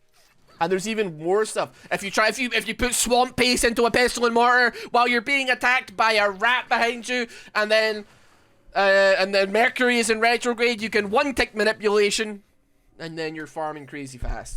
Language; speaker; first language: English; native; English